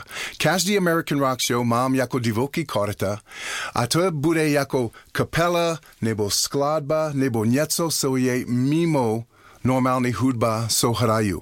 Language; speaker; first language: Czech; non-native, learner; English